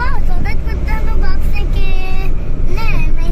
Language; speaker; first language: Gujarati; non-native, local second language; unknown